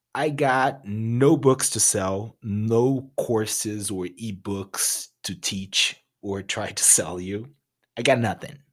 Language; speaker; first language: English; non-native, fluent; Portuguese